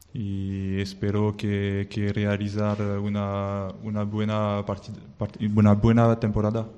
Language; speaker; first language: Spanish; non-native, learner; French